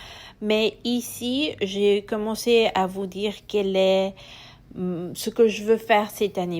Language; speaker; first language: French; non-native, fluent; Spanish